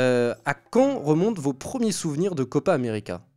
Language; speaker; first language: French; native; French